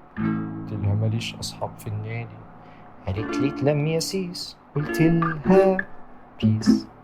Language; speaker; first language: Arabic; native; Arabic